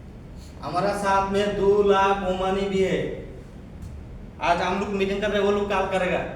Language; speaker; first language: Hindi; non-native, fluent; Bangla